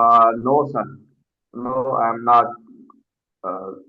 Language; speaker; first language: English; non-native, learner; Urdu